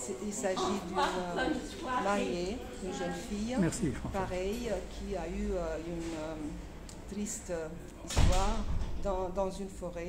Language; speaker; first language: French; non-native, fluent; Romanian